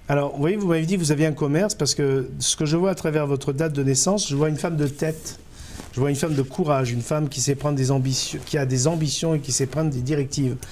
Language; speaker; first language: French; native; French